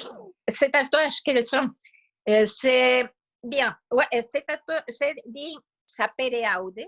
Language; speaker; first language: French; non-native, fluent; Spanish